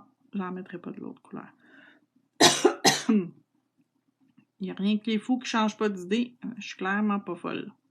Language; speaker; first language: French; native; French